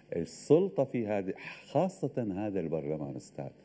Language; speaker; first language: Arabic; native; Arabic